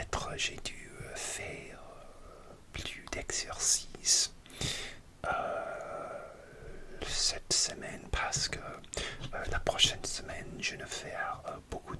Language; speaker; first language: French; non-native, learner; English